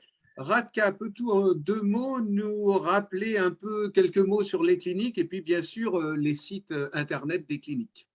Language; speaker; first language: French; native; French